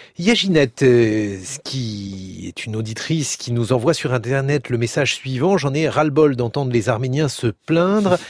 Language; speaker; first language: French; native; French